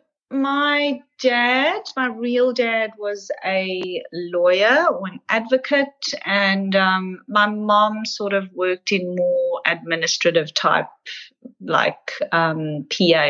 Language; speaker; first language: English; native; English